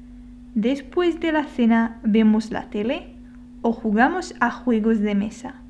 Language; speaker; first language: Spanish; non-native, fluent; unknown